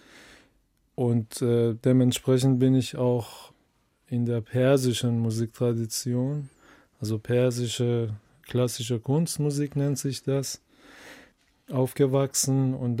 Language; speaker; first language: German; non-native, fluent; Persian